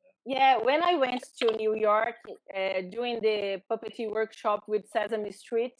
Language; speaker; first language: English; non-native, learner; Portuguese